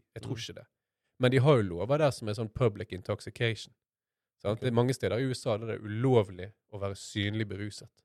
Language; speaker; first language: Norwegian; native; Norwegian